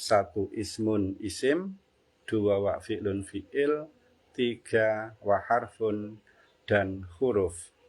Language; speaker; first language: Arabic; non-native, fluent; Javanese